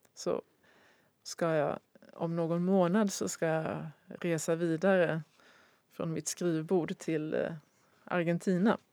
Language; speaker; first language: Swedish; native; Swedish